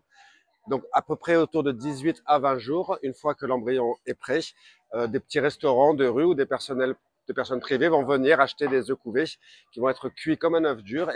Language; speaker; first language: French; native; French